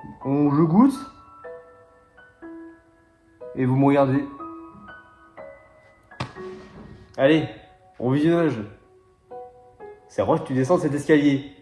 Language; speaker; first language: French; native; French